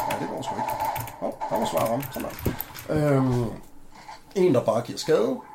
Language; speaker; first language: Danish; native; Danish